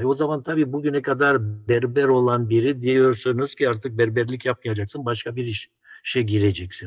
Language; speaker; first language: Turkish; non-native, local second language; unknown